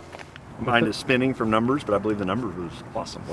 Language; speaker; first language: English; native; English